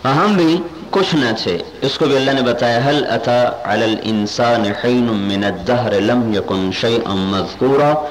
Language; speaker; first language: Urdu; non-native, local second language; Punjabi